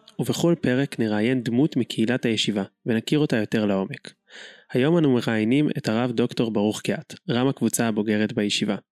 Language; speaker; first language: Hebrew; native; Hebrew